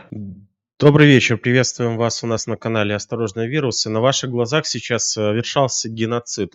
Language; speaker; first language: Russian; native; Russian